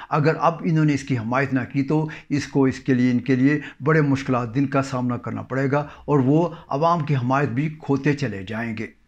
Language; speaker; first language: Urdu; native; Urdu